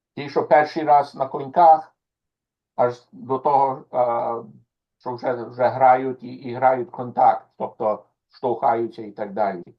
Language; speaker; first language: Ukrainian; early bilingual, heritage; Ukrainian